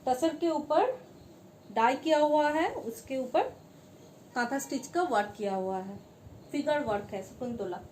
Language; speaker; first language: Hindi; non-native, local second language; Bangla